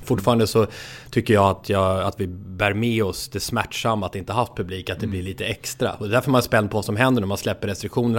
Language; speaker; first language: Swedish; native; Swedish